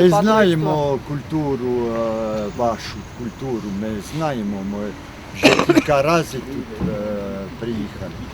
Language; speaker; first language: Ukrainian; non-native, learner; French